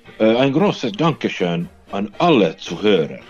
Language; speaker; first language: German; non-native, learner; Finnish